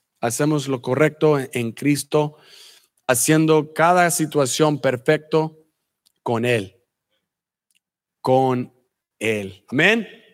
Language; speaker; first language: Spanish; early bilingual, heritage; Spanish